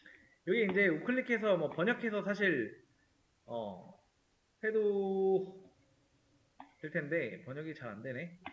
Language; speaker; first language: Korean; native; Korean